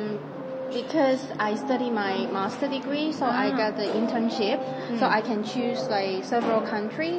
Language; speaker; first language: English; non-native, fluent; Cantonese